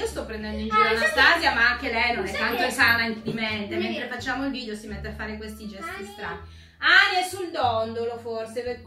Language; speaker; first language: Italian; native; Italian